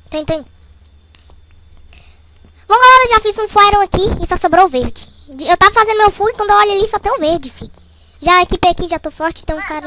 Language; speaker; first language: Portuguese; native; Portuguese